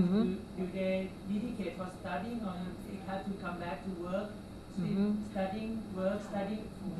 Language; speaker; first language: English; non-native, learner; Thai